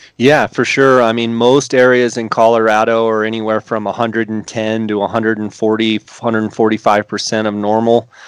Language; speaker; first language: English; native; English